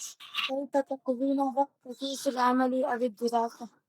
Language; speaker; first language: Arabic; non-native, learner; Urdu